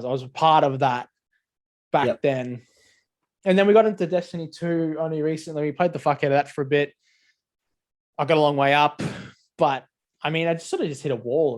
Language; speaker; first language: English; native; English